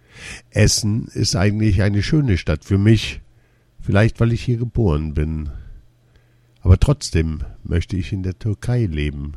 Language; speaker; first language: German; early bilingual, other home language; Turkish